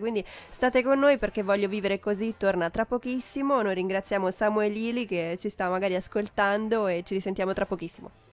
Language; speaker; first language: Italian; native; Italian